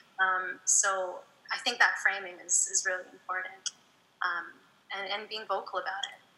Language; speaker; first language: English; native; English